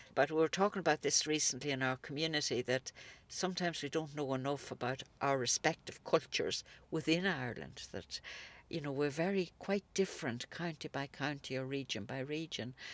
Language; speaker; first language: English; native; English